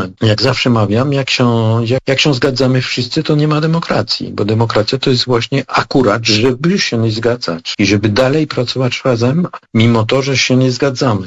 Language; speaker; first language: Polish; non-native, fluent; French